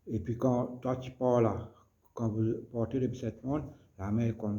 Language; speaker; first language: French; non-native, local second language; Morisyen